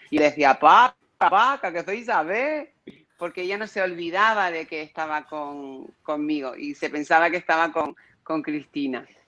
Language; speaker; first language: Spanish; native; Spanish